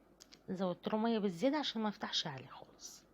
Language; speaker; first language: Arabic; native; Arabic